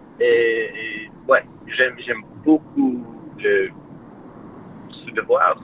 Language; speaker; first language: French; non-native, learner; English